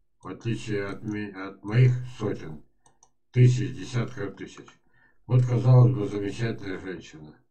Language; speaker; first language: Russian; native; Russian